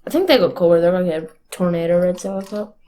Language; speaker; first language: English; native; English